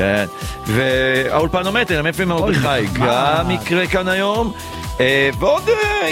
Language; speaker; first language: Hebrew; native; Hebrew